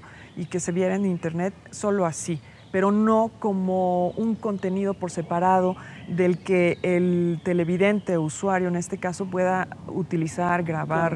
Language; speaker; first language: Spanish; native; Spanish